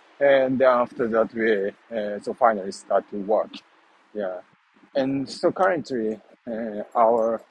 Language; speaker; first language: English; non-native, learner; Japanese